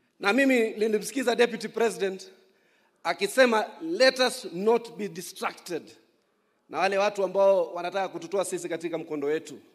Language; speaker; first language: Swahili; native; Swahili